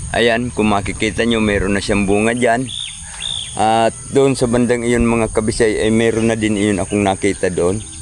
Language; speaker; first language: Filipino; non-native, local second language; Cebuano